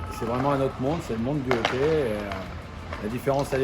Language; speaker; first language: French; native; French